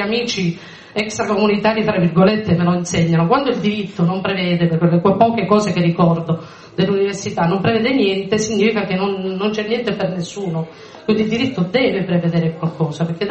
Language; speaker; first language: Italian; native; Italian